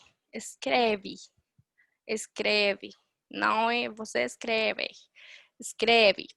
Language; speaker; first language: Portuguese; non-native, fluent; Spanish